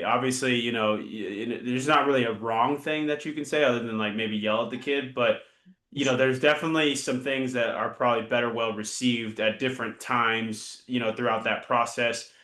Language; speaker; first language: English; native; English